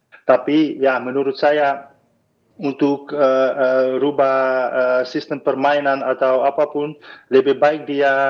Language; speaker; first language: Indonesian; non-native, fluent; Dutch